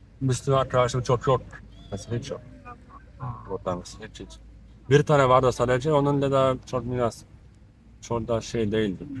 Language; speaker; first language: Turkish; non-native, learner; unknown